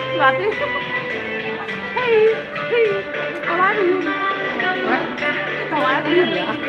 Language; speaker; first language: English; non-native, learner; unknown